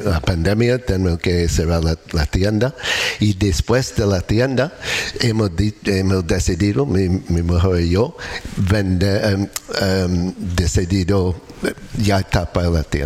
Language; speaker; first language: Spanish; non-native, learner; English